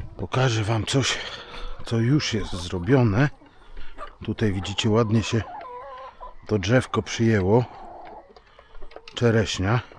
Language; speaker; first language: Polish; native; Polish